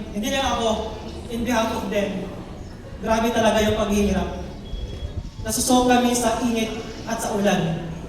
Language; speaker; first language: Filipino; non-native, local second language; Cebuano